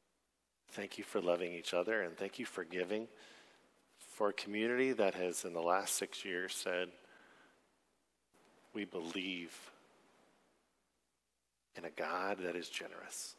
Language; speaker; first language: English; native; English